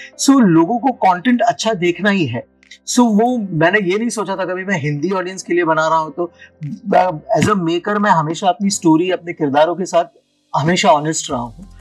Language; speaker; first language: Hindi; non-native, local second language; Gujarati